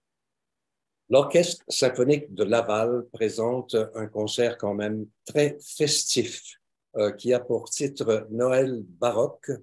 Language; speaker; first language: French; native; French